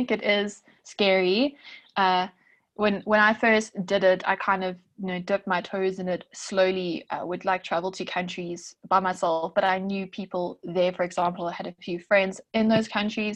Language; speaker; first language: English; native; English